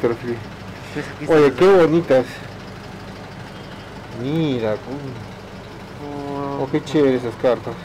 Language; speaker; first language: Spanish; native; Spanish